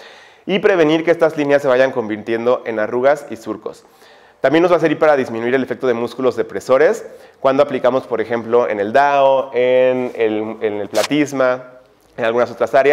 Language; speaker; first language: Spanish; native; Spanish